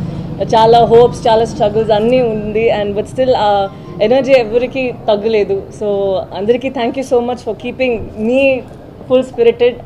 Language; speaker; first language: Telugu; non-native, learner; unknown